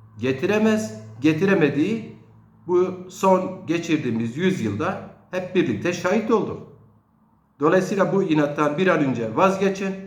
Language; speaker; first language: Turkish; non-native, local second language; Zaza